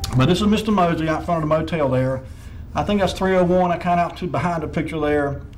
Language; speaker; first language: English; native; English